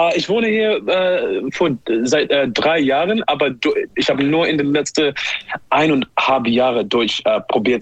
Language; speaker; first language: German; non-native, learner; English